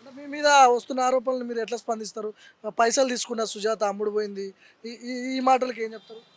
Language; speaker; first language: Telugu; native; Telugu